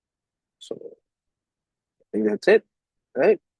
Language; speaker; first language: English; non-native, local second language; Cebuano